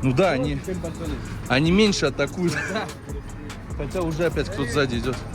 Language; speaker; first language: Russian; native; Russian